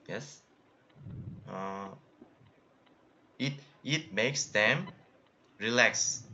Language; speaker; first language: English; non-native, learner; Korean